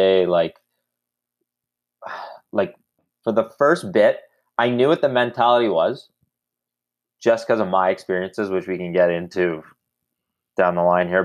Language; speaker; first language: English; native; English